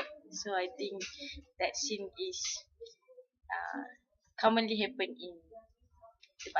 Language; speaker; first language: English; non-native, local second language; Malay